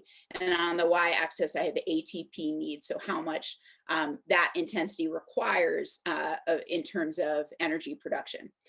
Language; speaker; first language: English; native; English